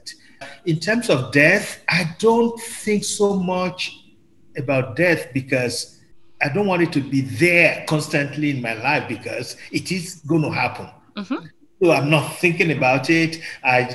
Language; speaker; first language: English; non-native, local second language; Yoruba